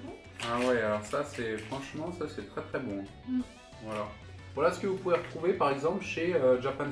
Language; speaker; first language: French; native; French